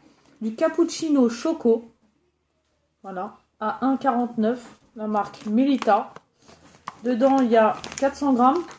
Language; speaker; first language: French; native; French